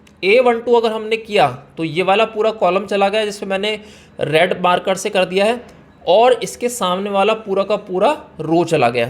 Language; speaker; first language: Hindi; native; Hindi